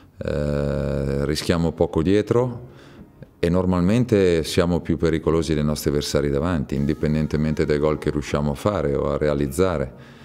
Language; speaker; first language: Italian; native; Italian